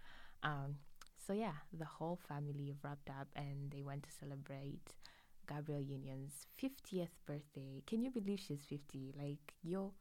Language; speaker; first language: English; non-native, local second language; Swahili